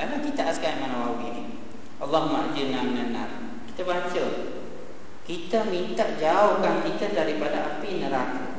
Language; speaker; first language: Malay; early bilingual, heritage; Arabic